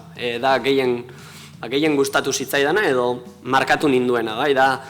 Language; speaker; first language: Basque; native; Basque